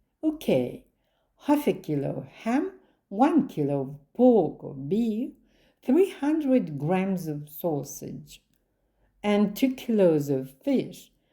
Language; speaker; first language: English; non-native, fluent; Ukrainian